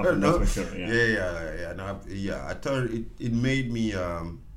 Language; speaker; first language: English; non-native, local second language; French